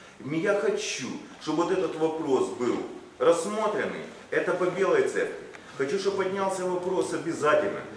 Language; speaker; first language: Russian; non-native, local second language; Ukrainian